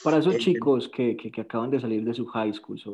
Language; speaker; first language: Spanish; native; Spanish